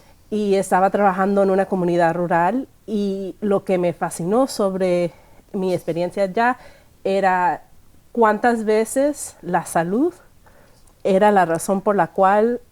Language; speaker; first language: Spanish; early bilingual, heritage; Spanish